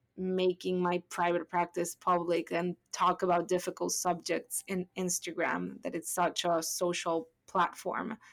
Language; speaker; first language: English; non-native, fluent; Spanish